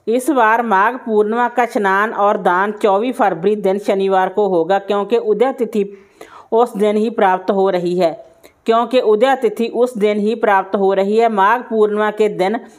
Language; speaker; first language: Hindi; native; Hindi